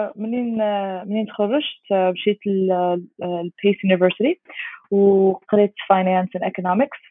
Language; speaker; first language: Arabic; early bilingual, heritage; Arabic